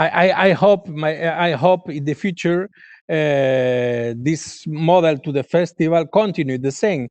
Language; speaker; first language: English; non-native, learner; Galician